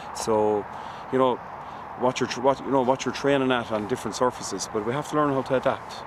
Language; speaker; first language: English; native; English